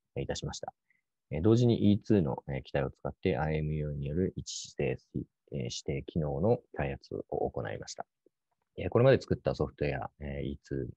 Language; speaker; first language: Japanese; native; Japanese